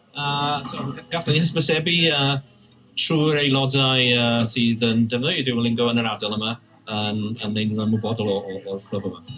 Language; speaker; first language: Welsh; non-native, local second language; English